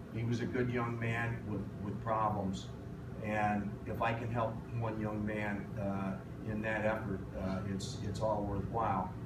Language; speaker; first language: English; native; English